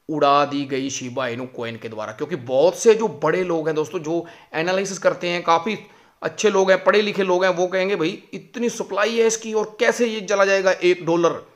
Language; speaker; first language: Hindi; native; Hindi